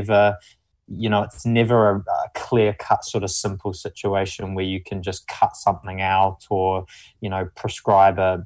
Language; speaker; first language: English; native; English